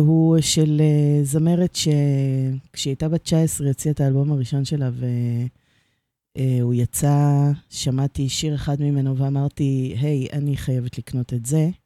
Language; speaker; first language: Hebrew; native; Hebrew